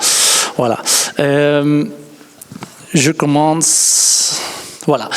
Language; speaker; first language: French; non-native, learner; Dutch